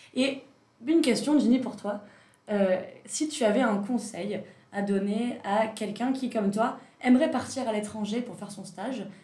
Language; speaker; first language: French; native; French